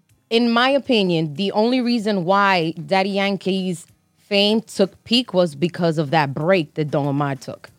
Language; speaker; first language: English; early bilingual, other home language; Spanish